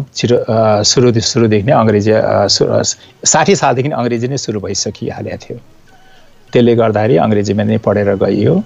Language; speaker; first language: Nepali; non-native, local second language; Newari